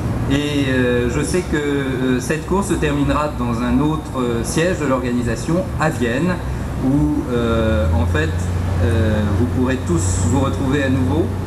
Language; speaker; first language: French; native; French